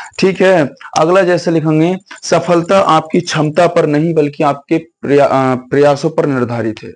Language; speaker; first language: Hindi; native; Hindi